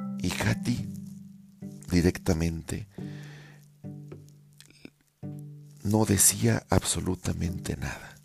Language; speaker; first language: Spanish; native; Spanish